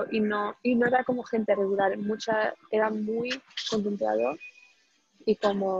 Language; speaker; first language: Spanish; early bilingual, heritage; Spanish